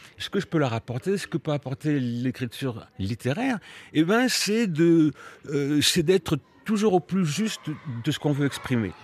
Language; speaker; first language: French; early bilingual, other home language; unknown